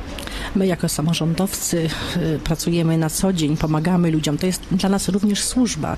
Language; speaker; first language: Polish; native; Polish